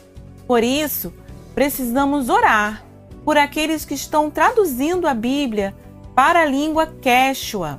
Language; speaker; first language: Portuguese; native; Portuguese